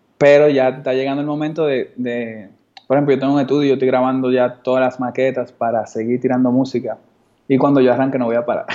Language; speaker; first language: Spanish; native; Spanish